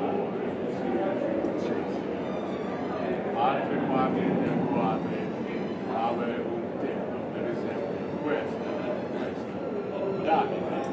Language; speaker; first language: Italian; non-native, learner; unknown